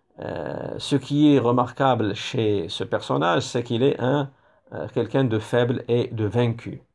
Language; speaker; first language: French; non-native, local second language; Arabic